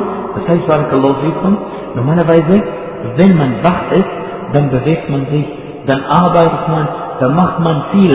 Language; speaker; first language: German; non-native, fluent; Arabic